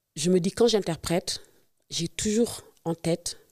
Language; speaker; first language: French; non-native, local second language; Serer